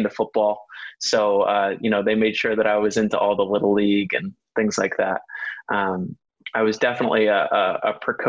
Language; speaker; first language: English; native; English